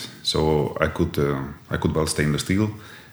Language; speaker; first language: English; non-native, fluent; Dutch